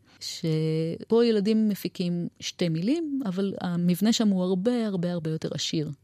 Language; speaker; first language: Hebrew; native; Hebrew